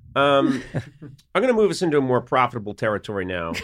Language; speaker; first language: English; native; English